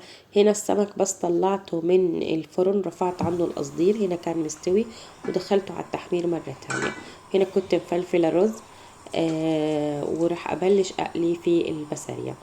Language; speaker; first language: Arabic; native; Arabic